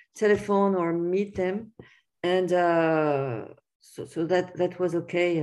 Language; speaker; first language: English; non-native, fluent; French